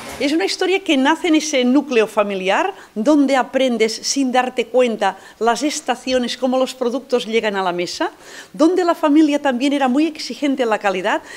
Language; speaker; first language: Spanish; non-native, local second language; Catalan